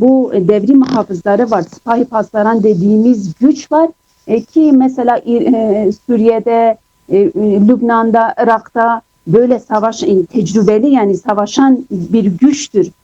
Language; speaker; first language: Turkish; non-native, fluent; Kurdish